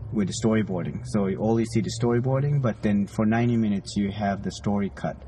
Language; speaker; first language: English; non-native, fluent; Japanese